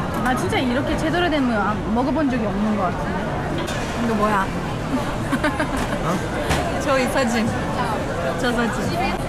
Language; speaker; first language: Korean; non-native, fluent; Turkish